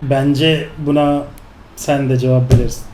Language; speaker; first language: Turkish; non-native, fluent; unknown